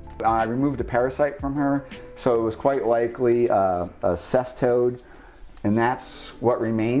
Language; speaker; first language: English; native; English